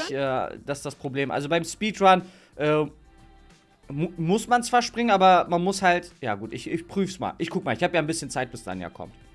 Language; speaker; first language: German; native; German